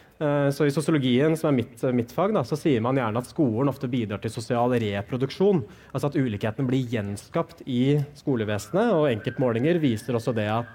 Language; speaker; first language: Norwegian; native; Norwegian